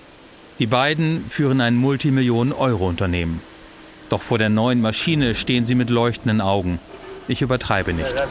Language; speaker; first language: German; native; German